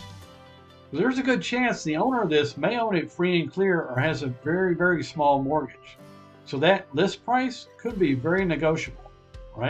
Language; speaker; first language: English; native; English